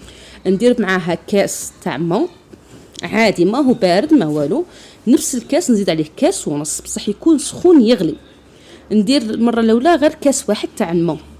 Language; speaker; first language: Arabic; native; Arabic